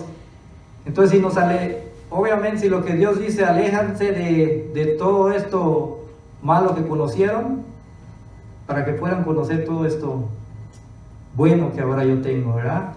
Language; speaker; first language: Spanish; early bilingual, other home language; English